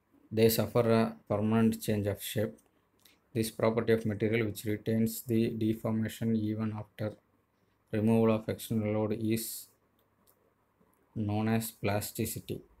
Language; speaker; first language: English; non-native, local second language; Tamil